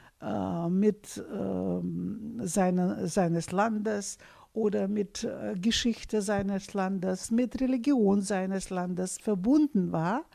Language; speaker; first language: German; non-native, fluent; Russian